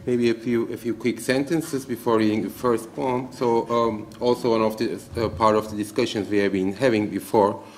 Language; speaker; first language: English; non-native, fluent; Turkish